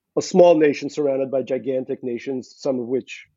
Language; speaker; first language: English; non-native, fluent; Russian